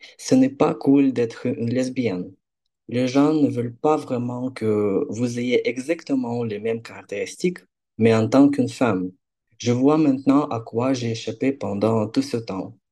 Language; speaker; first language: French; non-native, fluent; Ukrainian